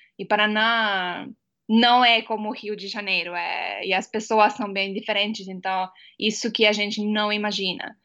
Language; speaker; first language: Portuguese; non-native, fluent; Estonian